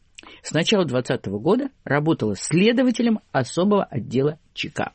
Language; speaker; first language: Russian; native; Russian